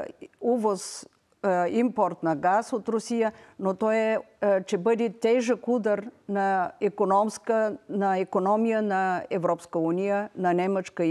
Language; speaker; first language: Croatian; non-native, learner; Bulgarian